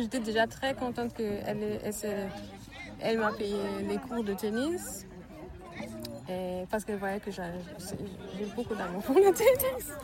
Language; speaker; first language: French; early bilingual, heritage; French